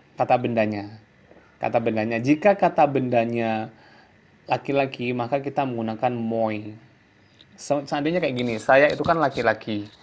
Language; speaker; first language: Indonesian; native; Indonesian